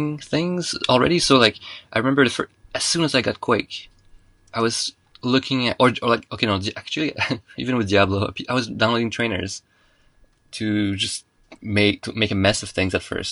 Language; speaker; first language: English; non-native, fluent; French